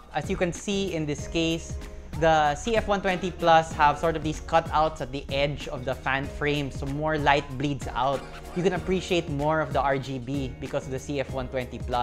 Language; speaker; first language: English; non-native, local second language; Filipino